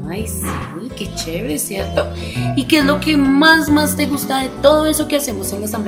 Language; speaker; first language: Spanish; native; Spanish